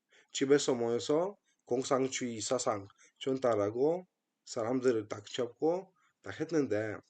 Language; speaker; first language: Korean; non-native, fluent; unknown